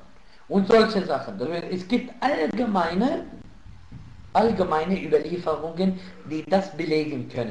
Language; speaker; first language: German; non-native, fluent; Arabic